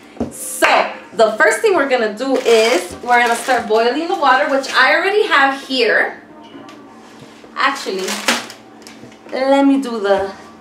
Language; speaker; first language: English; early bilingual, other home language; Spanish